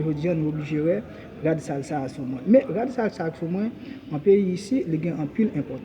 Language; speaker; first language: French; non-native, learner; Haitian Creole